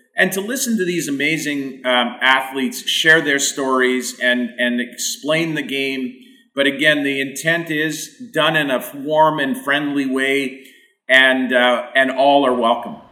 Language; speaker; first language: English; native; English